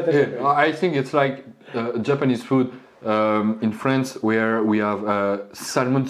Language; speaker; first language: English; non-native, learner; French